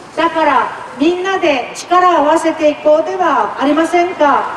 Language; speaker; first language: Japanese; native; Japanese